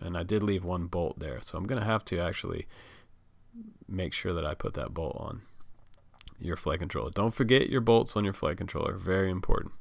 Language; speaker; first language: English; native; English